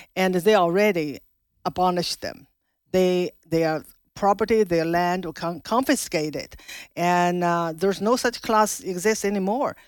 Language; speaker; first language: English; non-native, fluent; Chinese